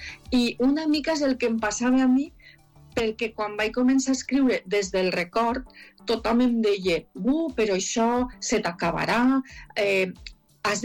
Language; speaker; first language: Catalan; native; Catalan